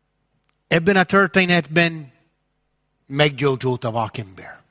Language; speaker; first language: Hungarian; non-native, fluent; English